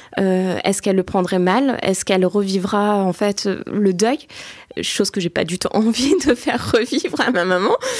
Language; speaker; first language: French; early bilingual, other home language; Turkish